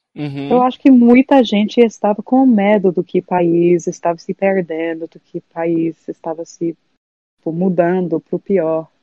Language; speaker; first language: Portuguese; non-native, fluent; English